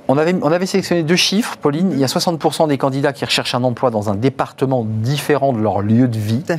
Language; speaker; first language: French; native; French